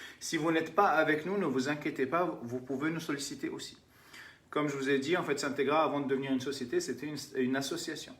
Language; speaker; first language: French; non-native, local second language; Arabic